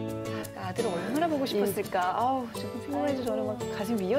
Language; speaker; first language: Korean; native; Korean